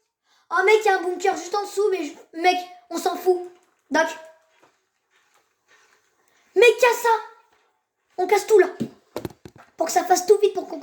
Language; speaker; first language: French; native; French